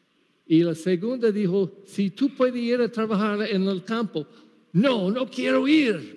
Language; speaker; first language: Spanish; non-native, learner; English